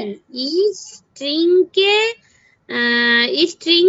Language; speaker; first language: German; non-native, learner; Bangla